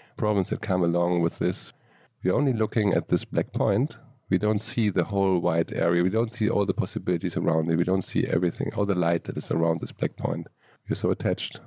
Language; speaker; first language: English; non-native, fluent; German